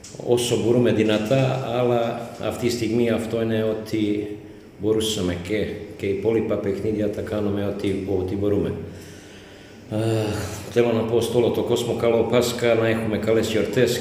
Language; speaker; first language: Greek; non-native, fluent; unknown